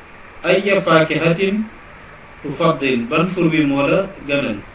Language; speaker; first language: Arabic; non-native, fluent; Wolof